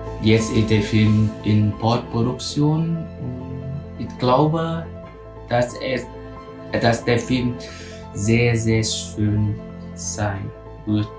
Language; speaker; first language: German; non-native, fluent; Vietnamese